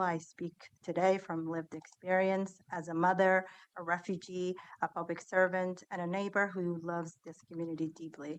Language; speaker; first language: English; early bilingual, other home language; Somali